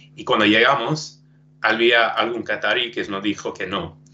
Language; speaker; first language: Spanish; non-native, fluent; English